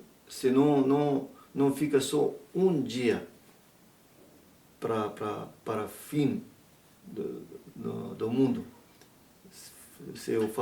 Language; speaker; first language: Portuguese; non-native, learner; Arabic